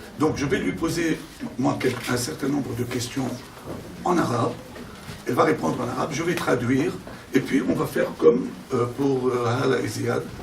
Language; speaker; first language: French; non-native, fluent; Arabic